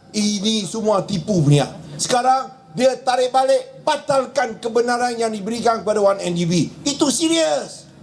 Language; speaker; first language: Malay; non-native, local second language; Min Nan Chinese